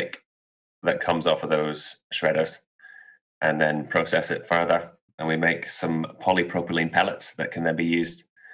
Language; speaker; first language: English; native; English